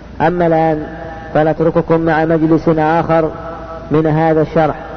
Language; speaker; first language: Arabic; native; Arabic